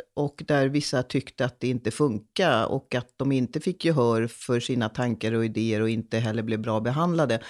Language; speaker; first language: Swedish; early bilingual, other home language; Hungarian